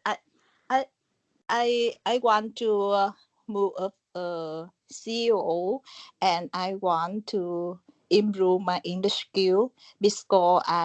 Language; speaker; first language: English; non-native, learner; Vietnamese